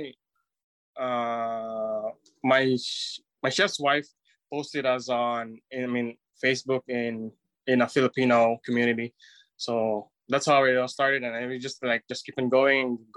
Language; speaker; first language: English; non-native, local second language; Cebuano